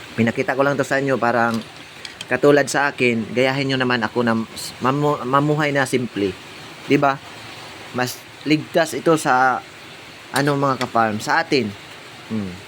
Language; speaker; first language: Filipino; non-native, local second language; Cebuano